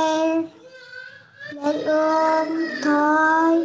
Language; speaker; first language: English; non-native, learner; Indonesian